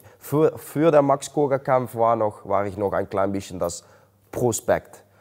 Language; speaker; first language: German; non-native, learner; Dutch